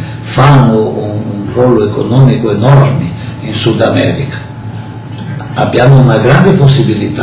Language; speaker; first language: Italian; non-native, fluent; Portuguese